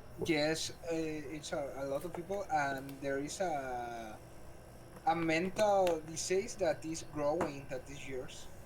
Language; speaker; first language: English; non-native, learner; Spanish